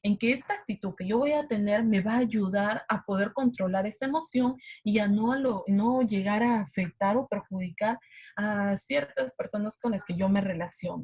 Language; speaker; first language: Spanish; native; Spanish